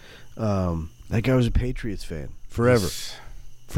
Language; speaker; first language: English; native; English